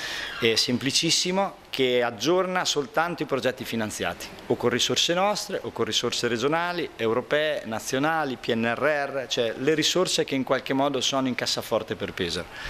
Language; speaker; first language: Italian; native; Italian